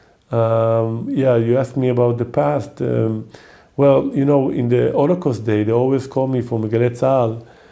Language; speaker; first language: English; non-native, fluent; Hebrew